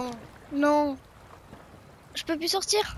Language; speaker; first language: French; native; French